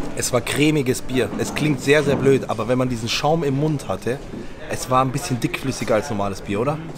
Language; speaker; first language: German; native; German